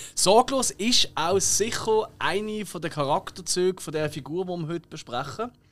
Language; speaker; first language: German; native; German